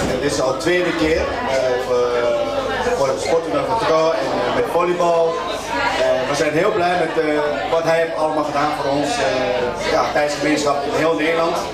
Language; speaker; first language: Dutch; non-native, learner; Thai